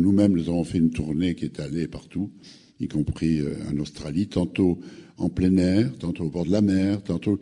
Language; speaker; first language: French; native; French